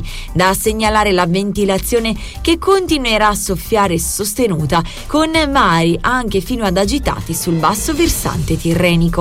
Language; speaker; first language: Italian; native; Italian